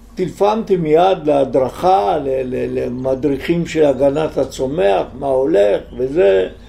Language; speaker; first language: Hebrew; non-native, fluent; Italian